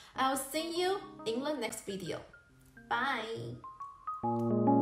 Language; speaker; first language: English; non-native, fluent; Chinese